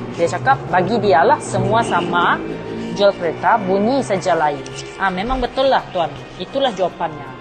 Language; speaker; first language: Malay; non-native, local second language; Iban